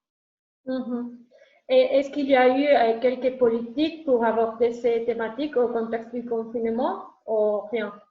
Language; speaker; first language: French; non-native, learner; Spanish